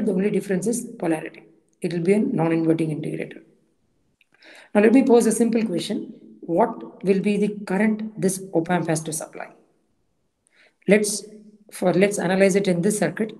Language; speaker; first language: English; non-native, local second language; Tamil